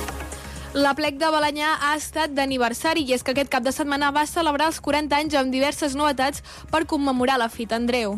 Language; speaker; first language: Catalan; native; Catalan